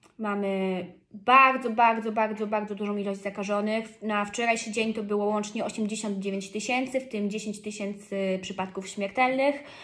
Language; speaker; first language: Polish; early bilingual, heritage; Polish